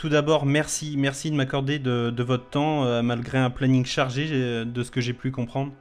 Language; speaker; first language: French; native; French